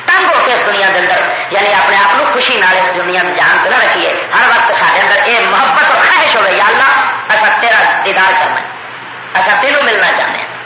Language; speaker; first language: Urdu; non-native, local second language; Punjabi